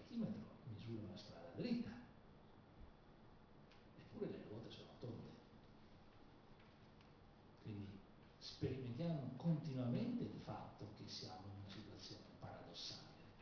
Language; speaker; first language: Italian; native; Italian